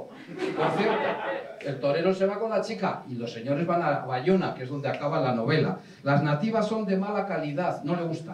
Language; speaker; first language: Spanish; native; Spanish